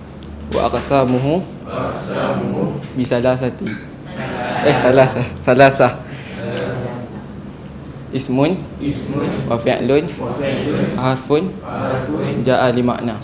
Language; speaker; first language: Arabic; non-native, learner; Malay